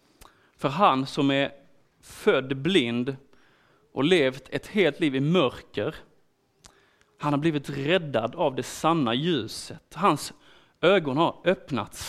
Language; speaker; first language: Swedish; native; Swedish